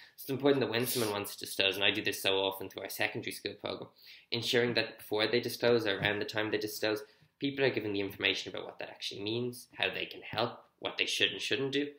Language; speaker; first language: English; native; English